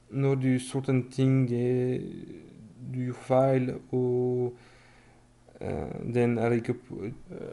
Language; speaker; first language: Norwegian; non-native, fluent; French